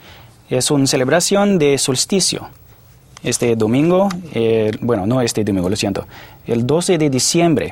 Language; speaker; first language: Spanish; non-native, fluent; English